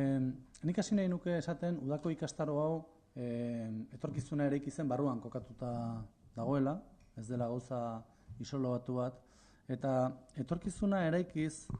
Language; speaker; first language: Basque; native; Basque